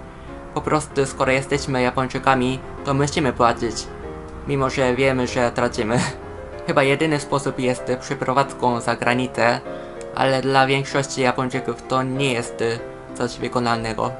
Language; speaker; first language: Polish; non-native, fluent; Japanese